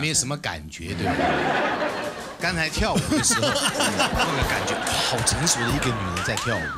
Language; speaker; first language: Chinese; native; Chinese